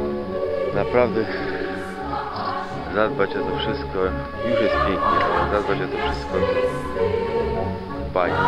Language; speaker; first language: Polish; native; Polish